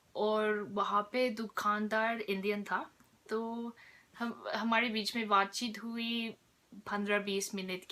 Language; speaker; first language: Hindi; non-native, fluent; English